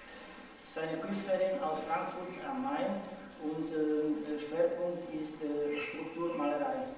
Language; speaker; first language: German; non-native, learner; Czech